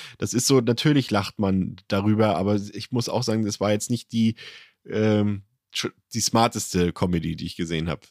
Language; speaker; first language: German; native; German